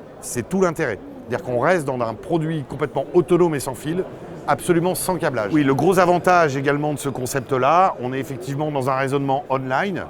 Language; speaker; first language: French; native; French